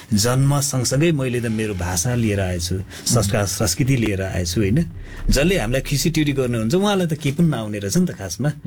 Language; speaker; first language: Nepali; non-native, local second language; Limburgish